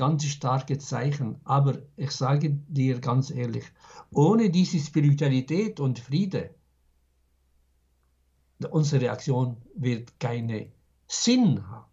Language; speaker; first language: German; non-native, fluent; Arabic